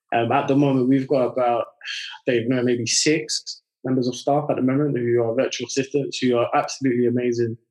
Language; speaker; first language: English; early bilingual, other home language; French